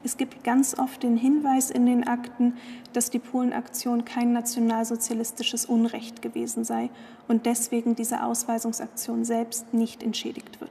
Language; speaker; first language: German; native; German